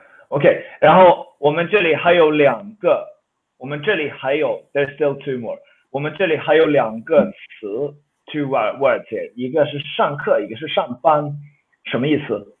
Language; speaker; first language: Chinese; non-native, fluent; Swedish